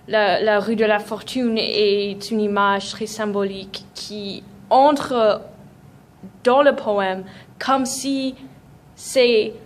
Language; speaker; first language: French; non-native, fluent; English